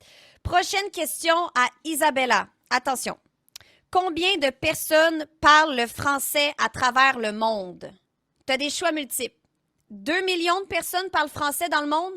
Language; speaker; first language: French; native; French